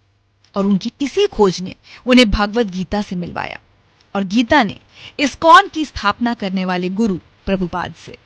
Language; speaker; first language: Hindi; native; Hindi